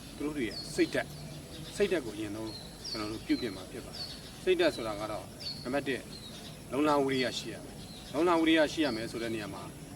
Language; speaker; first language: Burmese; native; Burmese